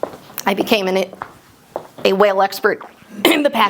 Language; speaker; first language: English; native; English